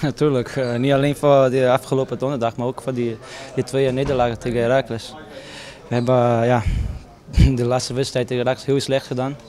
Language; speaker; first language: Dutch; non-native, fluent; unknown